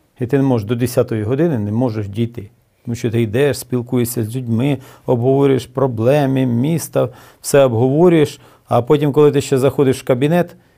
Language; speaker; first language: Ukrainian; native; Ukrainian